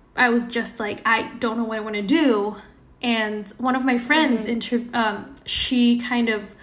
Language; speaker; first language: English; non-native, fluent; Indonesian